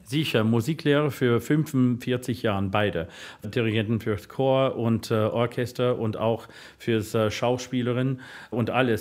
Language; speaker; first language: German; non-native, learner; English